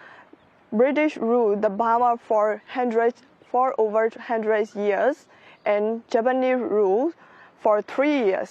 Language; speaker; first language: English; non-native, fluent; Burmese